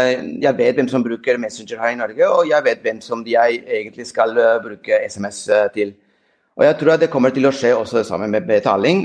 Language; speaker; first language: Norwegian; non-native, fluent; Spanish